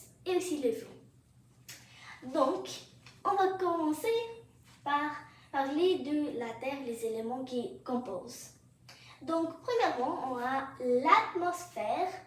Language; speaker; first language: French; non-native, fluent; English